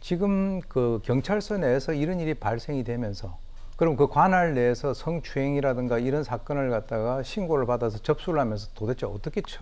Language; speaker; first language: Korean; native; Korean